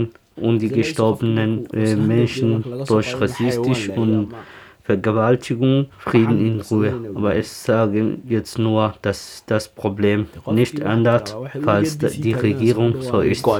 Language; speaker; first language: German; non-native, learner; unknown